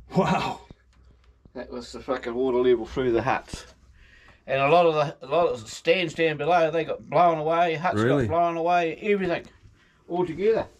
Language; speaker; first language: English; native; English